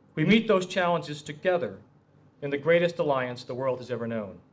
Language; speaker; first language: English; native; English